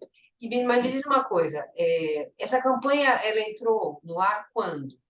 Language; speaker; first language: Portuguese; native; Portuguese